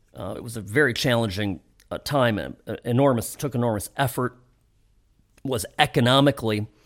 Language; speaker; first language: English; native; English